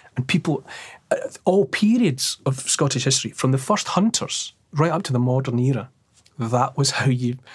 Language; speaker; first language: English; native; English